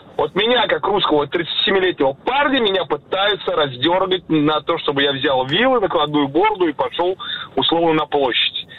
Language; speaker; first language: Russian; native; Russian